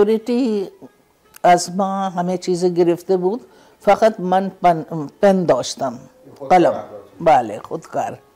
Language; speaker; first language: Persian; non-native, fluent; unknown